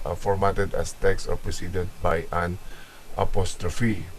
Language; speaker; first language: English; non-native, local second language; Filipino